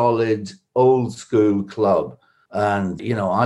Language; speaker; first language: English; native; English